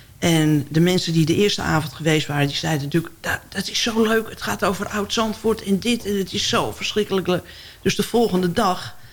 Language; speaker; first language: Dutch; native; Dutch